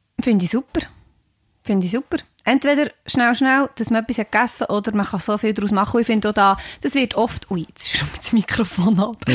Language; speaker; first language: German; native; German